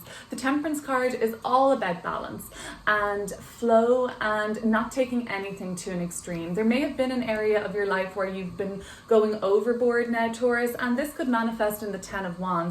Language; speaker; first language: English; native; English